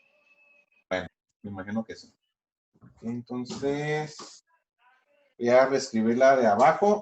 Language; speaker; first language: Spanish; native; Spanish